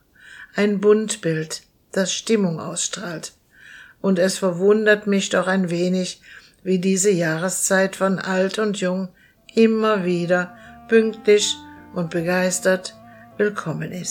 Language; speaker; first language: German; native; German